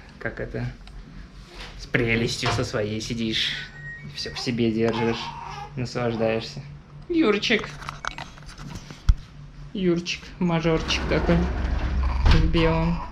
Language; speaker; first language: Russian; native; Russian